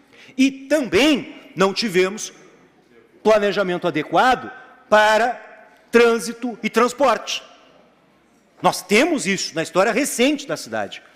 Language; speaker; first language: Portuguese; native; Portuguese